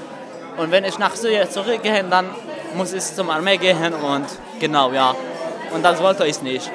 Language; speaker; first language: German; non-native, learner; Arabic